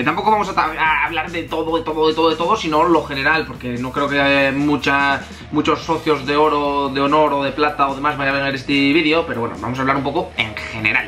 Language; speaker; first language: Spanish; native; Spanish